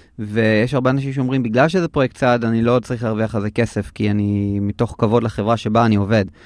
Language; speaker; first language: Hebrew; native; Hebrew